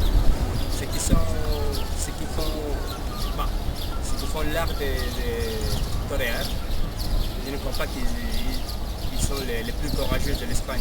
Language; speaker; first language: French; non-native, learner; Spanish